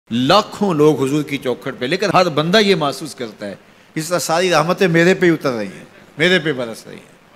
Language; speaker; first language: Urdu; non-native, local second language; Punjabi